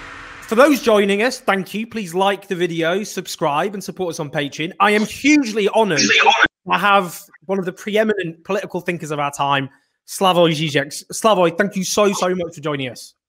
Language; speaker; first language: English; native; English